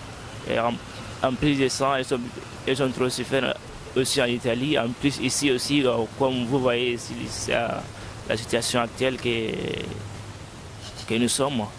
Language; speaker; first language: French; non-native, fluent; Arabic